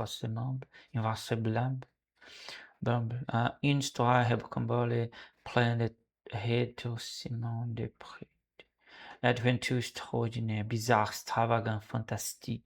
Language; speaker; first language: French; non-native, learner; Portuguese